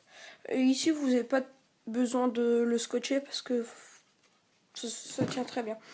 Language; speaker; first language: French; native; French